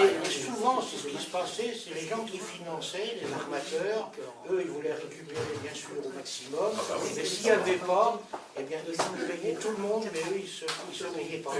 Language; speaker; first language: French; native; French